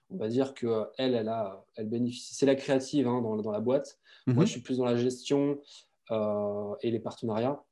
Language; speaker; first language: French; native; French